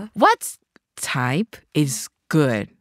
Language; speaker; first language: English; non-native, learner; Japanese